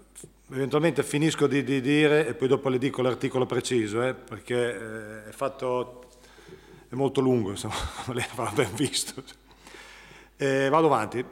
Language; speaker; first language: Italian; native; Italian